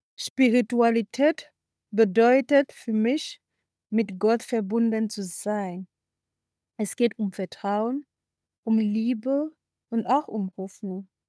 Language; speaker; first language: German; non-native, fluent; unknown